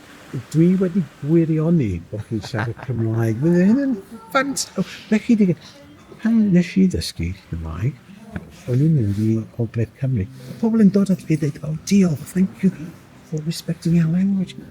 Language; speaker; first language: Welsh; non-native, local second language; English